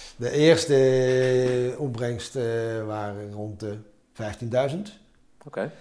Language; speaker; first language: Dutch; early bilingual, other home language; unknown